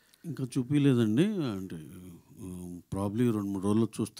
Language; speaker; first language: Telugu; native; Telugu